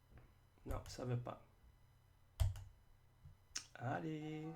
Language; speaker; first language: French; native; French